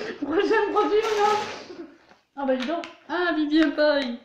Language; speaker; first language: French; native; French